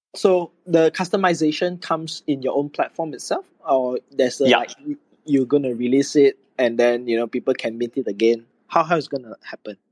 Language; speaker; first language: English; non-native, local second language; Chinese